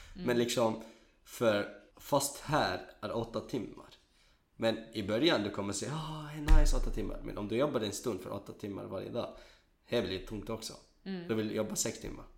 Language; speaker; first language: Swedish; non-native, learner; Kurdish